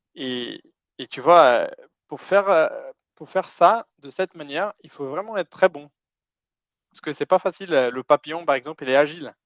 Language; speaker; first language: French; non-native, fluent; Portuguese